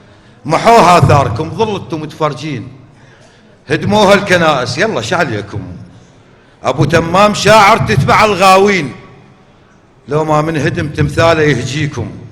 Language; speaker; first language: Arabic; native; Arabic